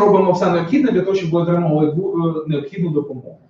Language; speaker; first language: Ukrainian; native; Ukrainian